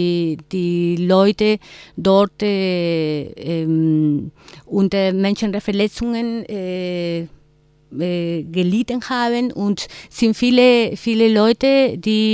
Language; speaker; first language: German; non-native, fluent; Spanish